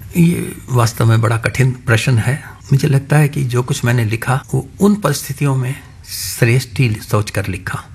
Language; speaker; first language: Hindi; non-native, local second language; Punjabi